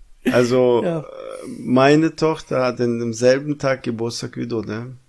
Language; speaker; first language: German; non-native, fluent; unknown